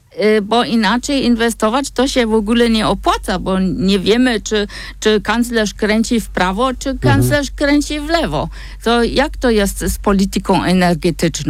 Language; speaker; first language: Polish; non-native, fluent; German